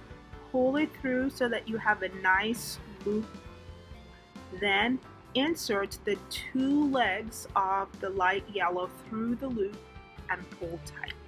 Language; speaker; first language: English; native; English